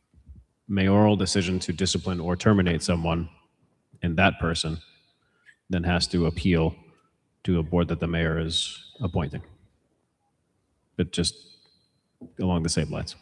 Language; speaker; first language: English; native; English